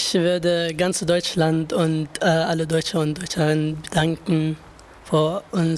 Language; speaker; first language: German; non-native, learner; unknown